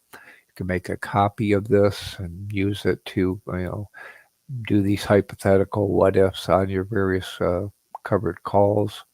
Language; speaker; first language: English; native; English